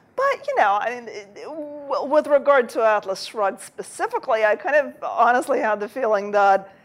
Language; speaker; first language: English; early bilingual, other home language; Russian